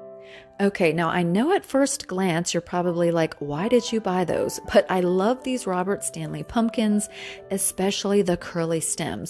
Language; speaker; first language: English; native; English